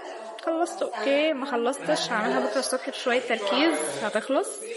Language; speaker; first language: Arabic; native; Arabic